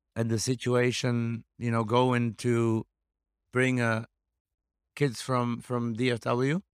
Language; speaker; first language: English; non-native, fluent; Slovak